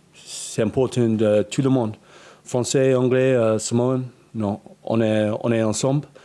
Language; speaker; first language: French; non-native, learner; English